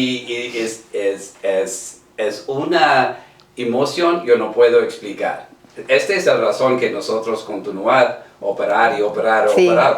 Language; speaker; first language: Spanish; non-native, learner; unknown